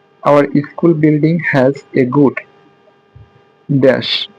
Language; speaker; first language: English; non-native, local second language; Bangla